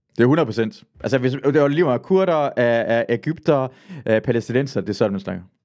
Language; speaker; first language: Danish; early bilingual, other home language; Persian